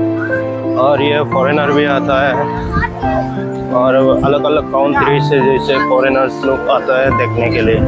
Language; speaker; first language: Hindi; non-native, local second language; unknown